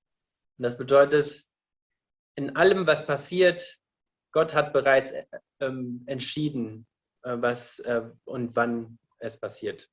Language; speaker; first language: German; non-native, fluent; Indonesian